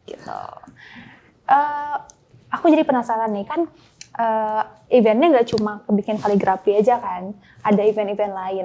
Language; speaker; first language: Indonesian; native; Indonesian